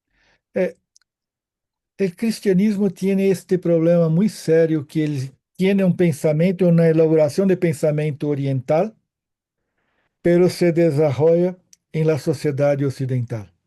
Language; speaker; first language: Spanish; non-native, fluent; Portuguese